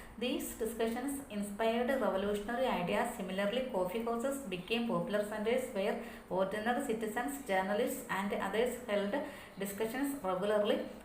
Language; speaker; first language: English; non-native, local second language; Malayalam